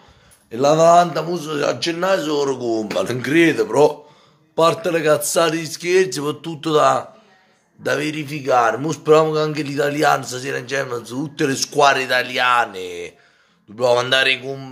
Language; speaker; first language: Italian; native; Italian